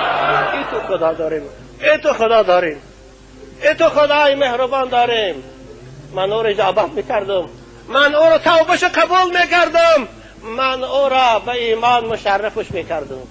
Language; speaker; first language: Persian; native; Persian